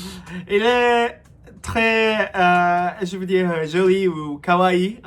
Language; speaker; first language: French; non-native, learner; Japanese